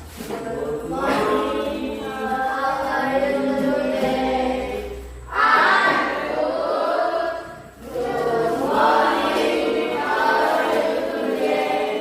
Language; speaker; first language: English; non-native, learner; Indonesian